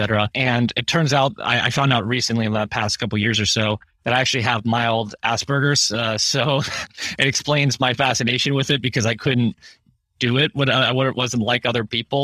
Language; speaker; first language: English; native; English